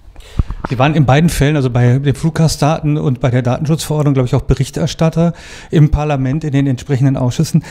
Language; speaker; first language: German; native; German